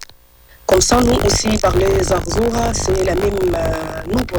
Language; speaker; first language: French; non-native, learner; Arabic